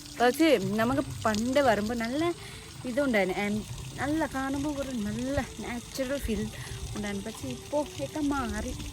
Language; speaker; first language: Malayalam; non-native, learner; Nepali